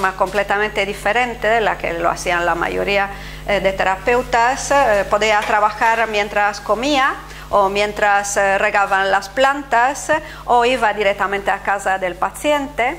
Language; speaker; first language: Spanish; non-native, fluent; Italian